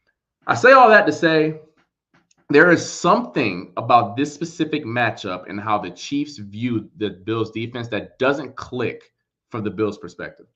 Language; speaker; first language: English; native; English